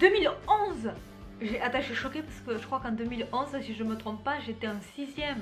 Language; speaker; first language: French; native; French